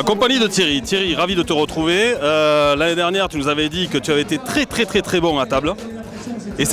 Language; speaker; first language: French; native; French